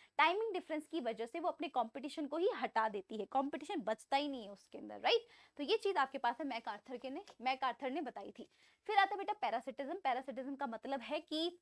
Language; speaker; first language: Hindi; native; Hindi